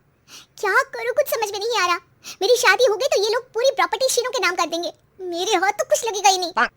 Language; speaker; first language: Hindi; native; Hindi